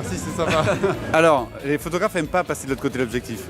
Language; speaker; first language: French; native; French